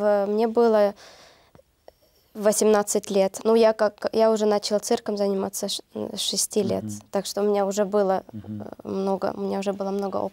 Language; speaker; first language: Russian; non-native, learner; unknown